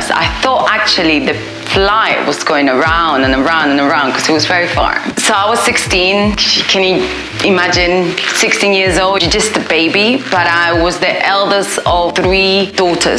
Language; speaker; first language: English; non-native, fluent; Spanish